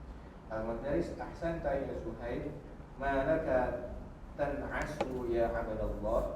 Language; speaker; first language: Arabic; non-native, learner; Indonesian